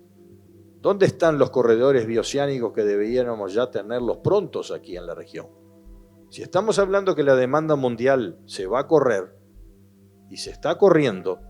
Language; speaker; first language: Spanish; native; Spanish